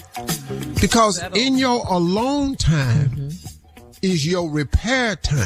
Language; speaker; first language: English; native; English